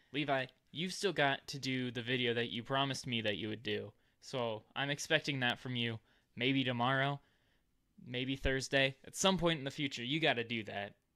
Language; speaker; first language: English; native; English